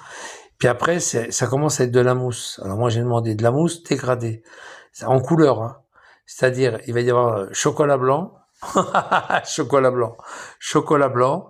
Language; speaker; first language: French; native; French